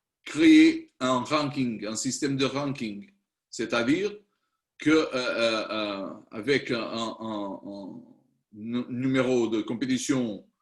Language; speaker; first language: French; non-native, learner; Spanish